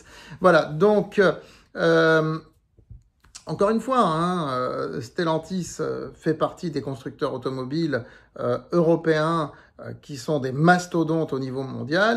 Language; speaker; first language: French; native; French